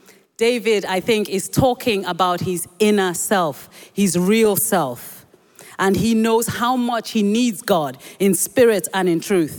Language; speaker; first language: English; non-native, local second language; Yoruba